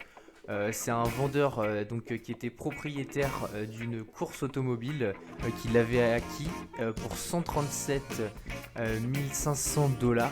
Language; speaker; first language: French; native; French